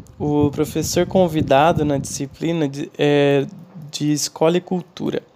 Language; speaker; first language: Portuguese; non-native, fluent; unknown